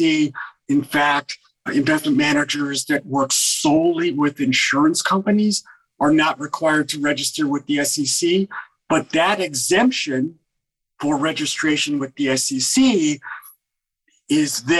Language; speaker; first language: English; native; English